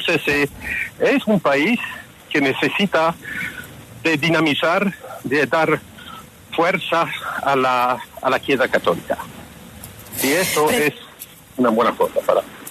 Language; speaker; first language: Spanish; non-native, fluent; French